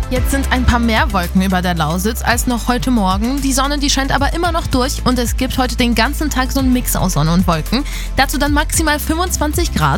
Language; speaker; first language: German; native; German